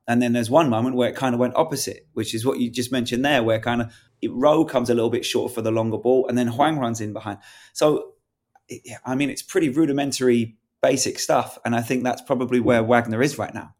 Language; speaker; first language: English; native; English